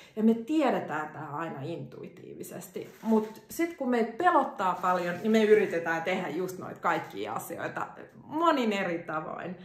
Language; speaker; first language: Finnish; native; Finnish